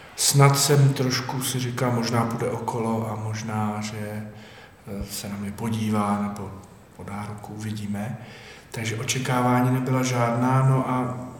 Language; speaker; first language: Czech; native; Czech